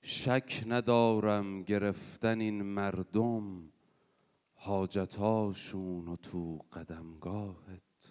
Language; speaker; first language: Persian; native; Persian